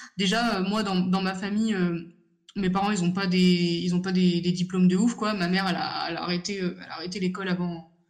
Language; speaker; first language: French; native; French